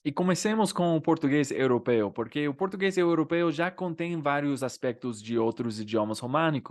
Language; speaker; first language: Portuguese; non-native, fluent; English